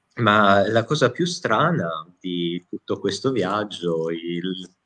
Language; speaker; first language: Italian; native; Italian